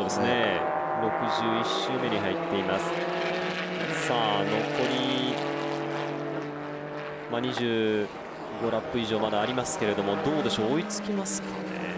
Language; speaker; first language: Japanese; native; Japanese